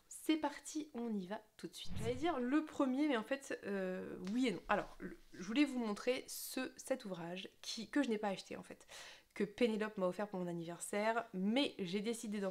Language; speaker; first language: French; native; French